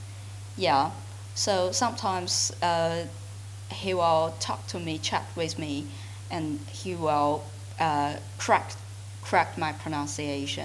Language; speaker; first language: English; non-native, fluent; Chinese